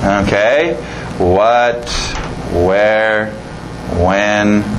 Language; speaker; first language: English; non-native, fluent; Portuguese